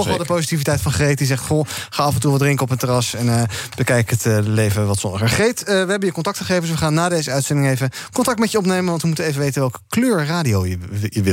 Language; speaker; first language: Dutch; native; Dutch